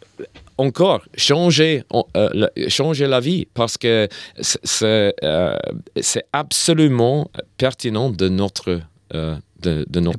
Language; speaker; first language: French; non-native, learner; English